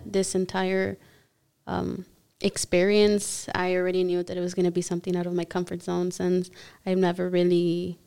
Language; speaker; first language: English; early bilingual, other home language; Spanish